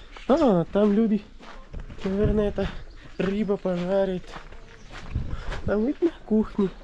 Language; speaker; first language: Russian; non-native, learner; Urdu